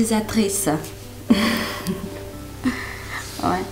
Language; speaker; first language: French; non-native, learner; Kurdish